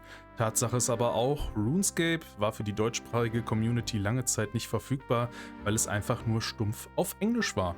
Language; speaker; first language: German; native; German